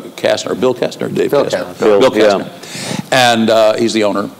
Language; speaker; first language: English; native; English